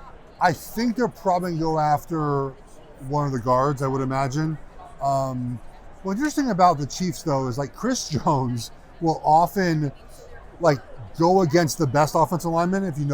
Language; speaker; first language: English; native; English